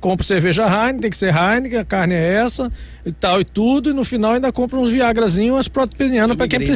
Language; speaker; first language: Portuguese; native; Portuguese